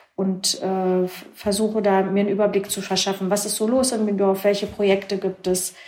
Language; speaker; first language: German; native; German